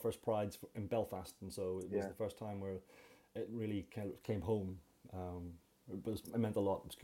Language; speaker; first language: English; native; English